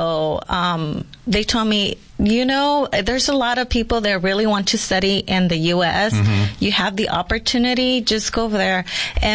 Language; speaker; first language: English; non-native, fluent; Spanish